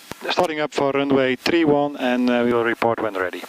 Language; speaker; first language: English; non-native, fluent; Dutch